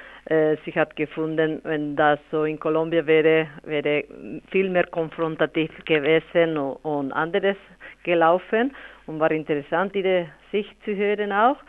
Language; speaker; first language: German; non-native, fluent; Spanish